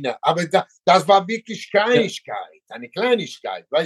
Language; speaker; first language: German; non-native, learner; Italian